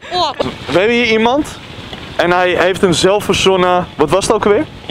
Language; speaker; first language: Dutch; native; Dutch